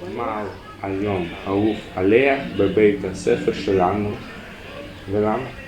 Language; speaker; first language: Hebrew; non-native, learner; Russian